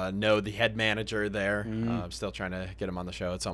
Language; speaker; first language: English; native; English